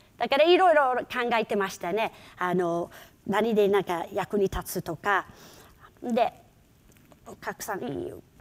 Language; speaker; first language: Japanese; non-native, fluent; English